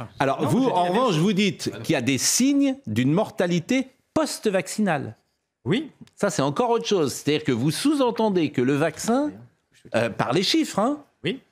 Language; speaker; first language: French; native; French